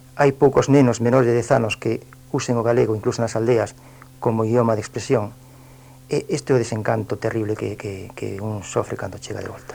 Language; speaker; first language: Galician; non-native, local second language; Spanish